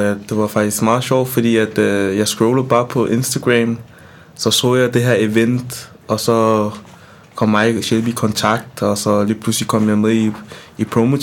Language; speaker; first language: Danish; non-native, fluent; Ewe